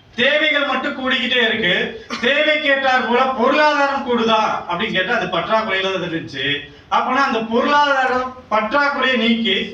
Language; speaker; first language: Tamil; native; Tamil